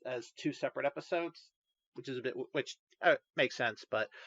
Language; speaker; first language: English; native; English